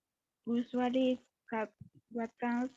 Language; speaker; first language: English; non-native, learner; Spanish